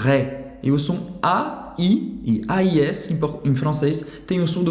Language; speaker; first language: Portuguese; non-native, fluent; French